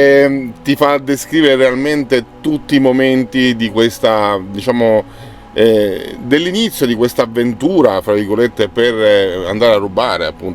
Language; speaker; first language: Italian; native; Italian